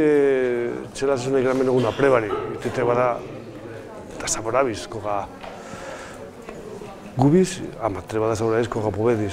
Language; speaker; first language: Macedonian; non-native, learner; Spanish